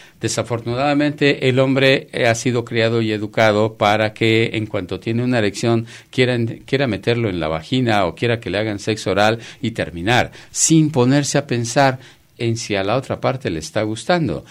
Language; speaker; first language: Spanish; native; Spanish